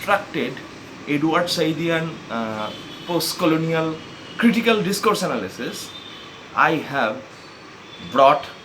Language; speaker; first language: English; non-native, local second language; Bangla